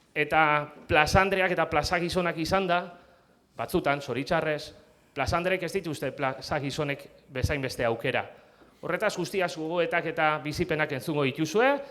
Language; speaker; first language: Basque; native; Basque